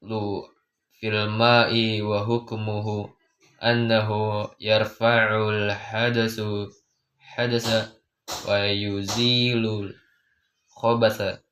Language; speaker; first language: Arabic; non-native, learner; Indonesian